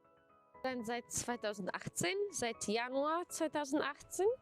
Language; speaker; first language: German; non-native, fluent; Polish